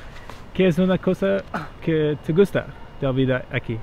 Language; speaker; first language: Spanish; non-native, learner; English